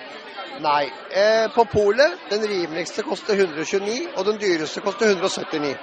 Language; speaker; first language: Norwegian; native; Norwegian